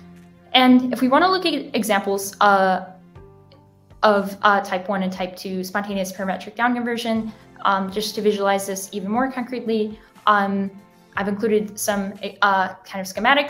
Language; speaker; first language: English; native; English